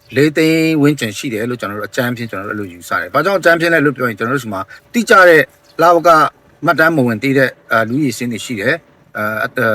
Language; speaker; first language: Burmese; non-native, local second language; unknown